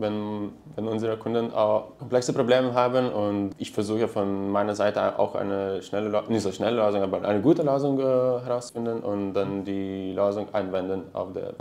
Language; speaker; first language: German; non-native, fluent; Lithuanian